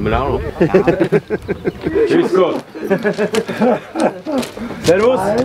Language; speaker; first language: Czech; native; Czech